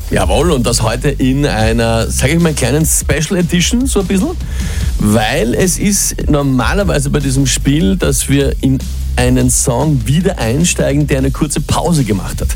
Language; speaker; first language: German; native; German